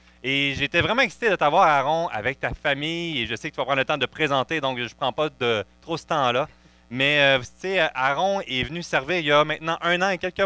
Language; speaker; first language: French; native; French